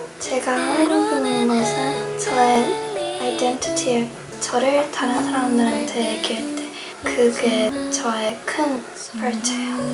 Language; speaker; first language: Korean; early bilingual, heritage; English